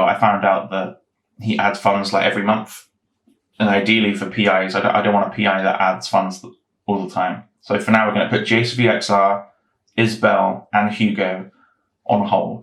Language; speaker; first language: English; native; English